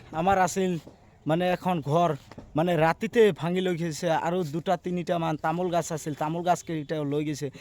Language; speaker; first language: Assamese; non-native, local second language; Bangla